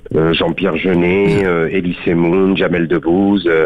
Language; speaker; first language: French; native; French